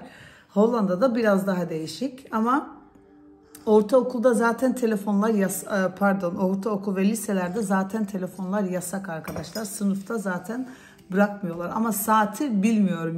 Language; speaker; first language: Turkish; early bilingual, heritage; Turkish